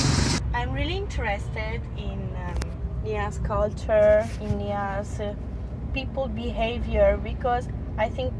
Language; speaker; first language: English; non-native, fluent; Italian